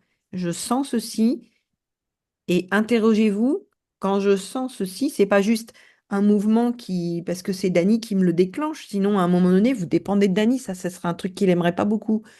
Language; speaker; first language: French; native; French